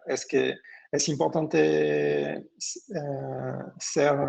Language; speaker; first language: Spanish; non-native, fluent; French